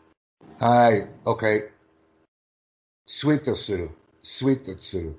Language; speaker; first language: Japanese; non-native, learner; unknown